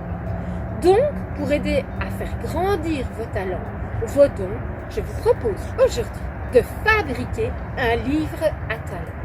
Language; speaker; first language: French; native; French